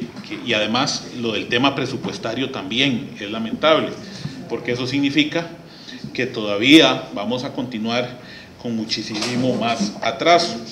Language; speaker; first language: Spanish; native; Spanish